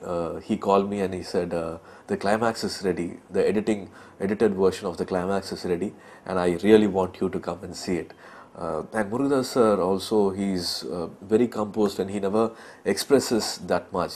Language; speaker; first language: English; non-native, local second language; Tamil